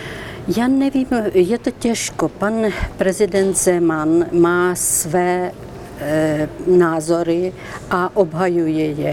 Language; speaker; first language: Czech; non-native, fluent; Ukrainian